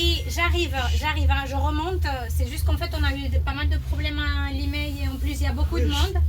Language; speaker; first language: French; native; French